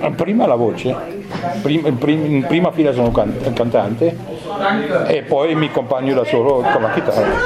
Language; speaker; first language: Italian; non-native, fluent; German